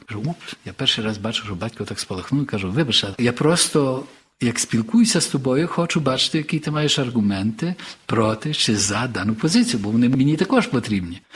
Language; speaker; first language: Ukrainian; early bilingual, heritage; Ukrainian